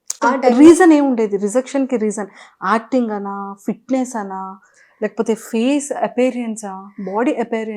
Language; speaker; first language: Telugu; native; Telugu